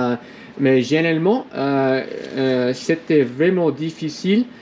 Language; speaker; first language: French; non-native, learner; English